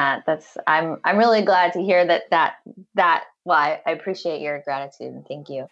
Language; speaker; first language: English; native; English